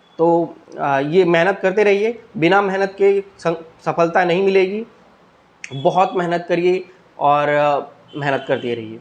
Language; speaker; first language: Hindi; native; Hindi